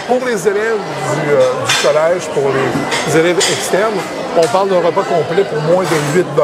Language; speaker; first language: French; native; French